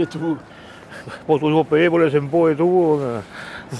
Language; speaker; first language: French; native; French